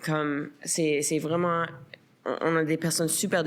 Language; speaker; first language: French; non-native, local second language; English